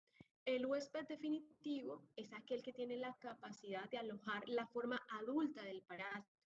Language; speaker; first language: Spanish; native; Spanish